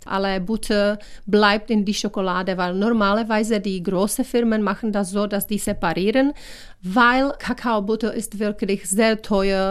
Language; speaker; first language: German; non-native, learner; Czech